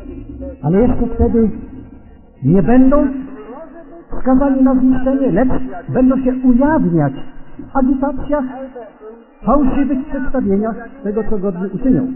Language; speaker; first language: Polish; native; Polish